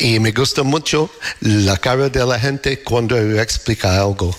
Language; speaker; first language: Spanish; non-native, learner; English